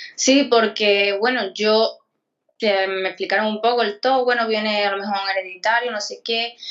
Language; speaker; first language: Spanish; native; Spanish